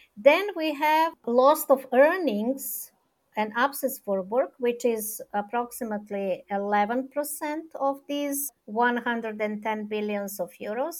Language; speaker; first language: English; non-native, fluent; Serbian